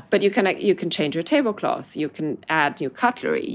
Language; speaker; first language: English; non-native, fluent; Italian